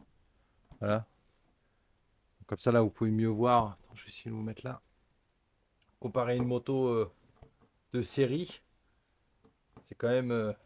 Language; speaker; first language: French; native; French